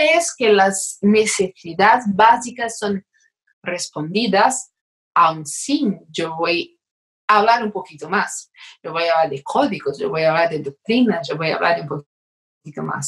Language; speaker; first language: Spanish; non-native, fluent; Portuguese